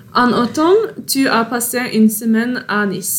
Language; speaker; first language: French; non-native, learner; Norwegian